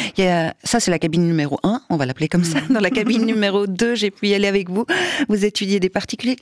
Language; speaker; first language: French; native; French